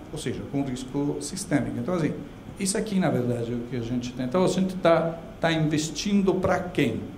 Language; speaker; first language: Portuguese; non-native, fluent; Italian